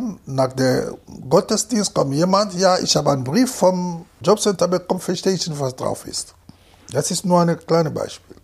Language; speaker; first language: German; non-native, fluent; Lingala